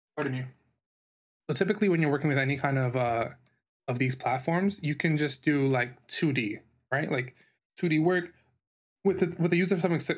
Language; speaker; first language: English; native; English